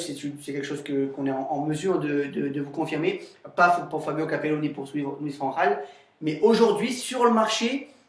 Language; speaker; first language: French; native; French